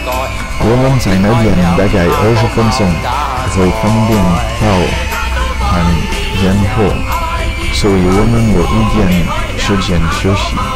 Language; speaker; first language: Chinese; non-native, learner; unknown